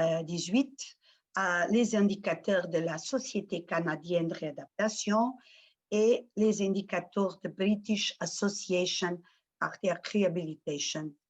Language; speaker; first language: French; non-native, fluent; Portuguese